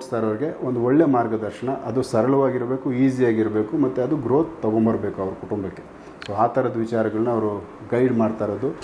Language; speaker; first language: Kannada; native; Kannada